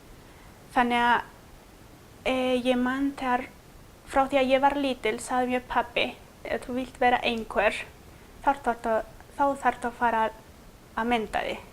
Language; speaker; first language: Icelandic; non-native, fluent; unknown